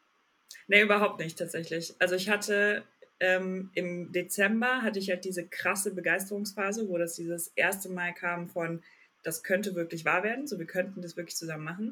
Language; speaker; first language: German; native; German